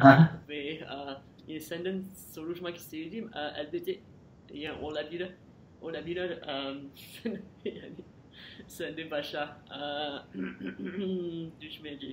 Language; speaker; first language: Azerbaijani; non-native, learner; French